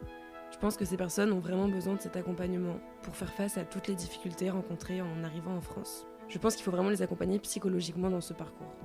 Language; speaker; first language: French; native; French